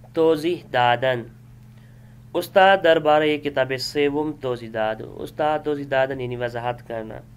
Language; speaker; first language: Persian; non-native, fluent; Urdu